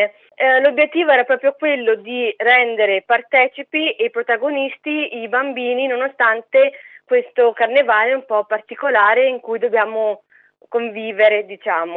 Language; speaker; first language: Italian; native; Italian